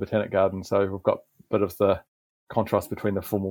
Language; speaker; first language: English; native; English